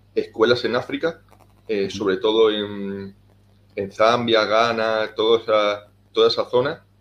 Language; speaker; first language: Spanish; native; Spanish